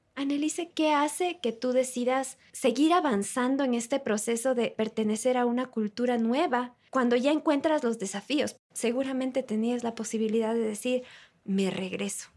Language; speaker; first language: Spanish; native; Spanish